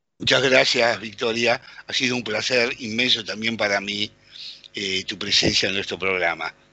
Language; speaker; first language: Spanish; native; Spanish